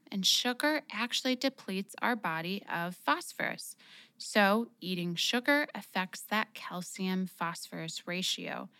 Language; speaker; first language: English; native; English